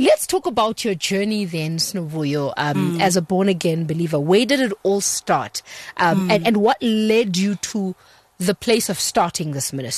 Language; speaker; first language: English; non-native, local second language; Xhosa